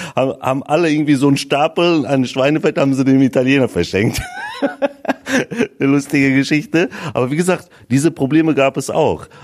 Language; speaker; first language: German; early bilingual, other home language; Turkish